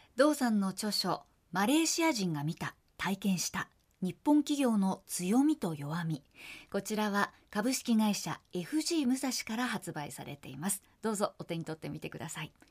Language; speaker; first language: Japanese; native; Japanese